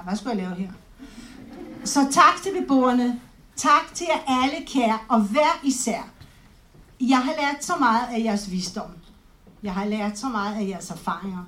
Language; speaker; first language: Danish; non-native, fluent; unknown